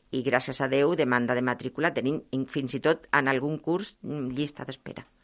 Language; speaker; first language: Catalan; non-native, local second language; Spanish